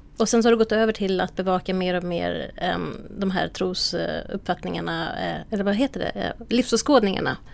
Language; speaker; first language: Swedish; native; Swedish